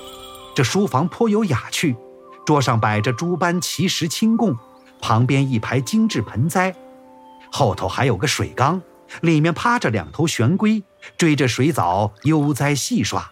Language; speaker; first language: Chinese; native; Chinese